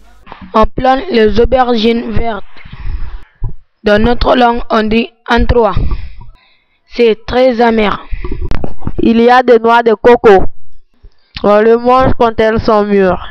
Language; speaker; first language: French; non-native, local second language; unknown